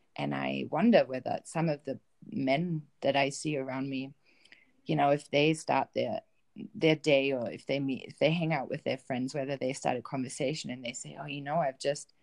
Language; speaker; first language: English; non-native, fluent; German